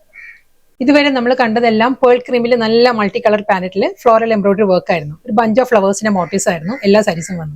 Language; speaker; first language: Malayalam; native; Malayalam